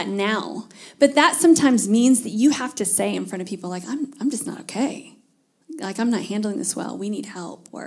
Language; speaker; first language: English; native; English